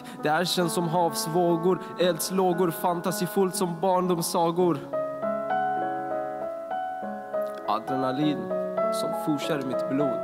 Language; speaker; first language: Swedish; non-native, fluent; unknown